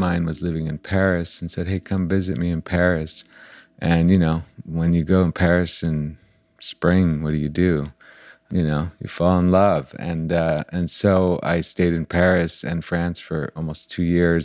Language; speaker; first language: English; native; English